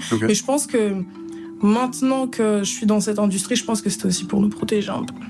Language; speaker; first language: French; native; French